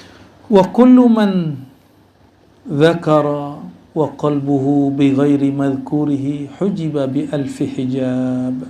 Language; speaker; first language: Arabic; non-native, fluent; Indonesian